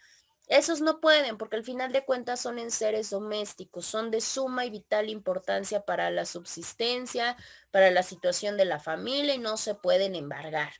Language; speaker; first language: Spanish; native; Spanish